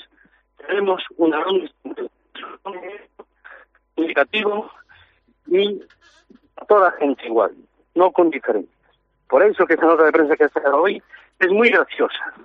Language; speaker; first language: Spanish; native; Spanish